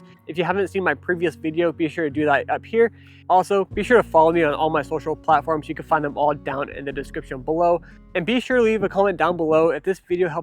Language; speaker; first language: English; native; English